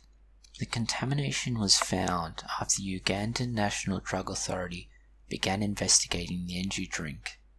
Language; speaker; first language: English; native; English